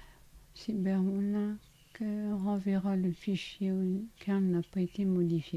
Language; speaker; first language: French; native; French